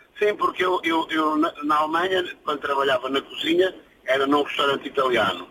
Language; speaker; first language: Portuguese; native; Portuguese